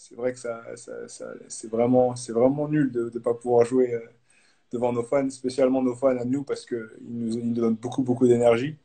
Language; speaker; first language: French; native; French